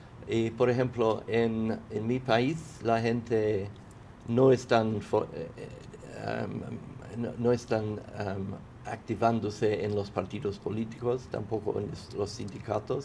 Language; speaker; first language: Spanish; non-native, fluent; English